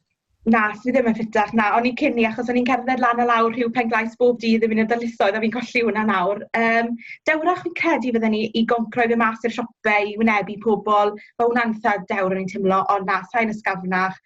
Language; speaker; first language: Welsh; native; Welsh